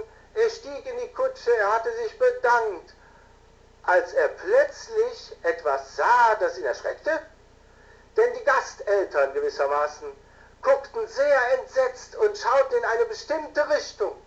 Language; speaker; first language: German; native; German